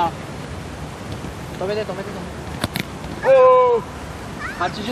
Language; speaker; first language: Japanese; native; Japanese